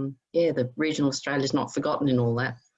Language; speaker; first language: English; native; English